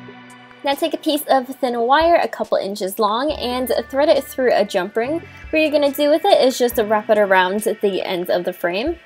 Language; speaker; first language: English; native; English